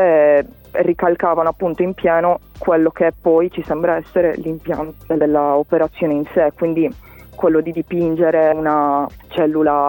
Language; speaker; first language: Italian; native; Italian